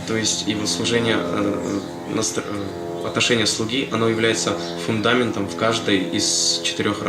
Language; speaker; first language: Russian; native; Russian